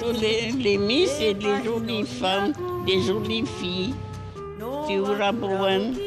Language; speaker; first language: French; non-native, local second language; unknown